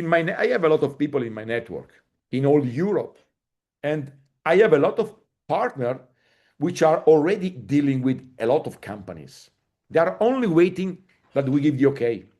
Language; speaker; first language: English; non-native, fluent; Italian